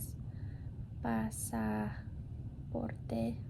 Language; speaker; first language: Spanish; non-native, learner; English